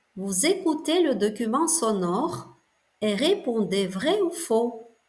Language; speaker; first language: French; non-native, fluent; Ukrainian